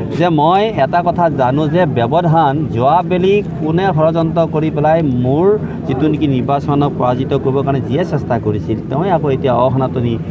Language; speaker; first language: Assamese; native; Assamese